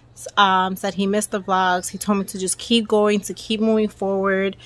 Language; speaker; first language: English; early bilingual, other home language; Spanish